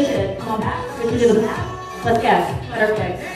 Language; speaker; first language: English; native; English